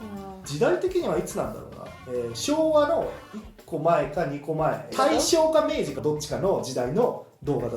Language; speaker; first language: Japanese; native; Japanese